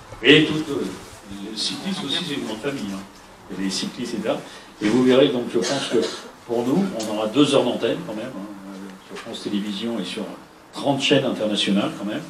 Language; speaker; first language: French; native; French